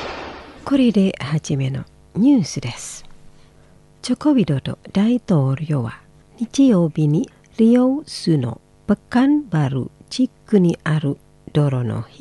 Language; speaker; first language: Japanese; non-native, fluent; Indonesian